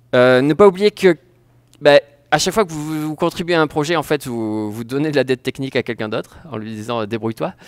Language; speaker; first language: French; native; French